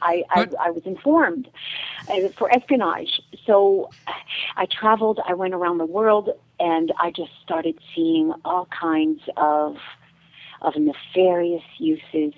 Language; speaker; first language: English; native; English